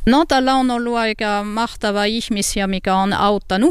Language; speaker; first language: Finnish; non-native, fluent; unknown